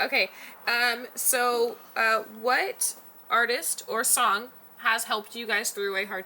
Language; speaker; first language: English; native; English